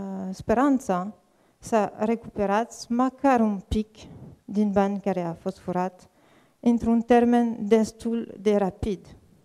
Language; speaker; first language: Romanian; non-native, fluent; French